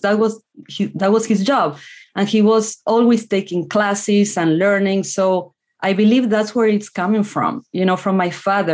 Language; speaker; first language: English; non-native, fluent; Spanish